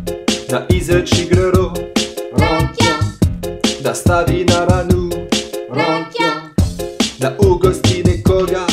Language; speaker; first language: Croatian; non-native, fluent; French